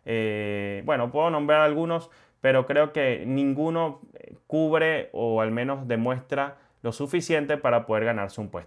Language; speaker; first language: Spanish; native; Spanish